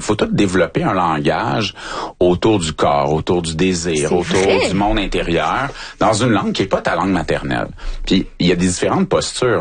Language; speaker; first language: French; native; French